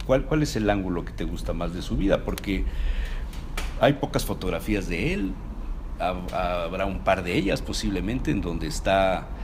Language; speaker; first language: Spanish; native; Spanish